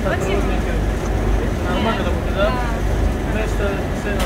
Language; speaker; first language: Russian; non-native, local second language; Tajik